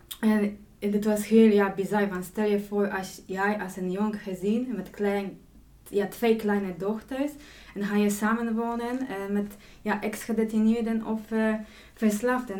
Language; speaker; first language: Dutch; non-native, fluent; Polish